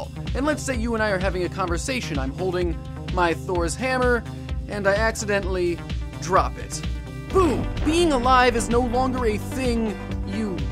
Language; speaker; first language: English; native; English